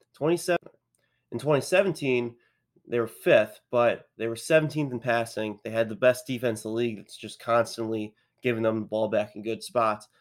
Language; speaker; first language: English; native; English